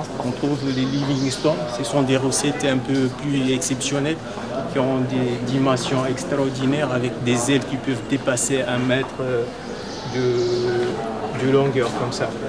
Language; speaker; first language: French; non-native, local second language; Comorian